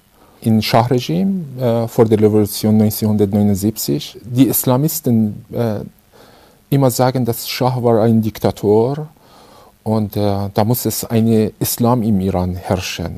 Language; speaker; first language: German; non-native, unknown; Persian